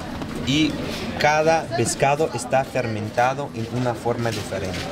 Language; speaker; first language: Spanish; non-native, fluent; Arabic